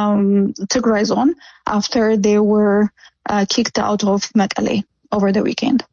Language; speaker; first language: English; non-native, fluent; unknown